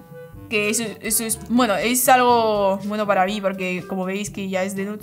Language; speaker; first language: Spanish; non-native, fluent; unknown